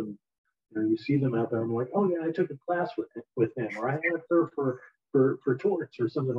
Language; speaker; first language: English; native; English